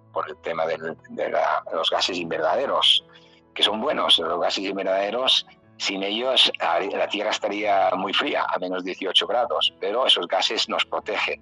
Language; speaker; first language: Spanish; early bilingual, other home language; English